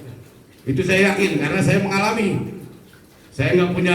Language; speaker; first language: Indonesian; native; Indonesian